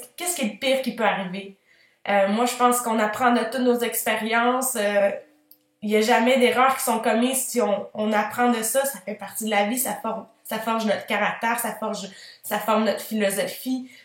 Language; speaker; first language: French; native; French